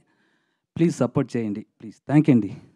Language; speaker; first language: Telugu; non-native, learner; Tamil